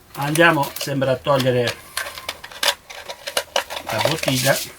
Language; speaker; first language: Italian; native; Italian